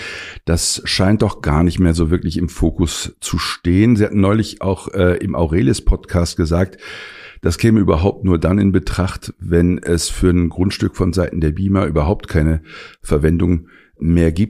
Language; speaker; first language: German; native; German